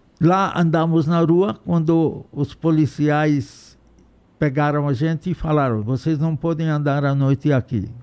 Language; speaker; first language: Portuguese; non-native, fluent; Hungarian